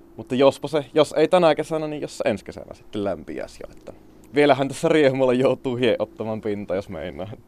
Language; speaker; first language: Finnish; native; Finnish